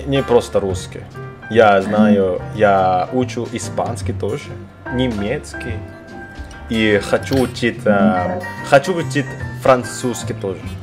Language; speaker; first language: Russian; non-native, learner; Indonesian